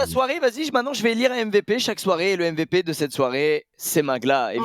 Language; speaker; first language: French; native; French